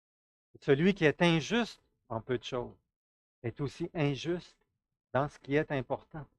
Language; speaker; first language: French; native; French